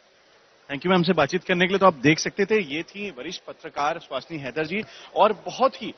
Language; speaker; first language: Hindi; native; Hindi